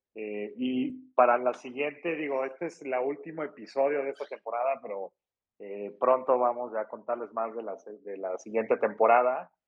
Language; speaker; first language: Spanish; native; Spanish